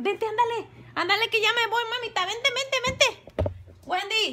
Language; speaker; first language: Spanish; native; Spanish